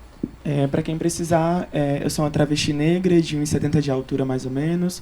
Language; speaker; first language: Portuguese; native; Portuguese